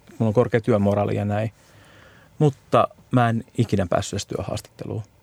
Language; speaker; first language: Finnish; native; Finnish